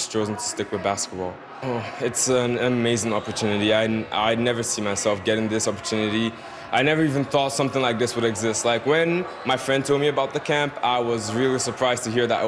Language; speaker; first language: English; non-native, local second language; Yoruba